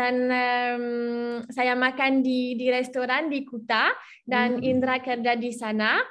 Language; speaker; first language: Indonesian; non-native, learner; French